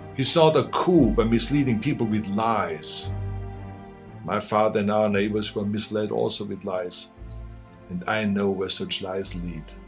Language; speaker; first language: English; non-native, fluent; German